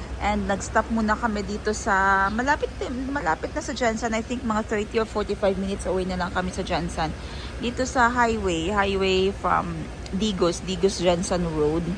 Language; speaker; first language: Filipino; non-native, local second language; Cebuano